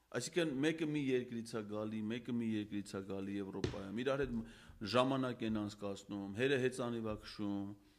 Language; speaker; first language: Armenian; native; Armenian